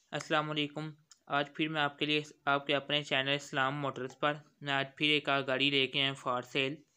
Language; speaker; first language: Urdu; non-native, local second language; Punjabi